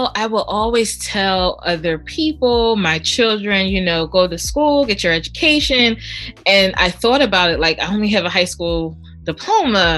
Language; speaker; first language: English; native; English